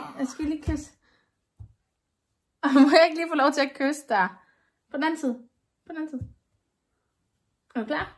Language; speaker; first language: Danish; native; Danish